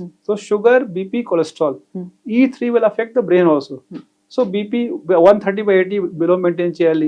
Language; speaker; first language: Telugu; non-native, fluent; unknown